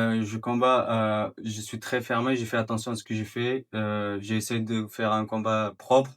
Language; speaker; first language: French; non-native, fluent; Persian